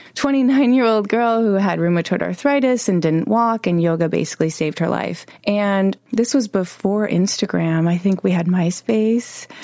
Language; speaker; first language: English; native; English